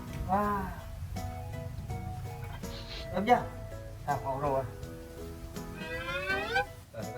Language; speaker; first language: Vietnamese; native; Vietnamese